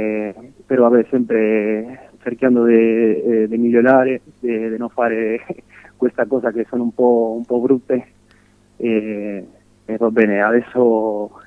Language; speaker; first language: Italian; non-native, fluent; Spanish